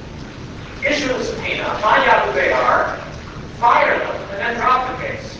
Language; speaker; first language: English; native; English